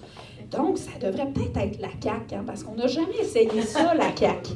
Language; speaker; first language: French; native; French